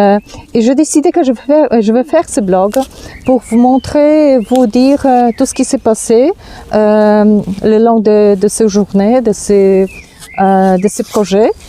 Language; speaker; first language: French; non-native, fluent; Polish